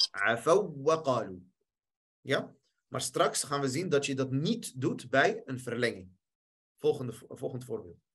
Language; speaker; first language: Dutch; early bilingual, other home language; Arabic